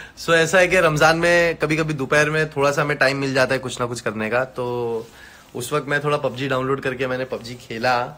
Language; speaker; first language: Hindi; native; Hindi